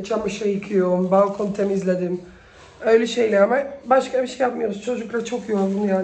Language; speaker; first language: Turkish; early bilingual, heritage; Turkish